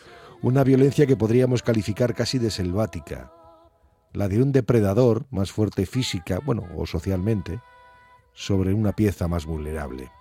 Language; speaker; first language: Spanish; native; Spanish